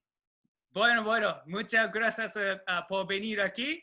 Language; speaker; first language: Spanish; non-native, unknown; Japanese